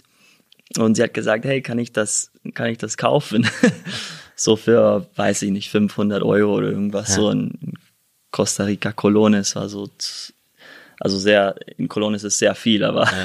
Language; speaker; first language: German; early bilingual, heritage; German